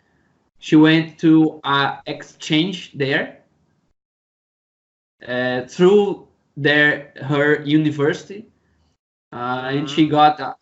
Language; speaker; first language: English; non-native, learner; Portuguese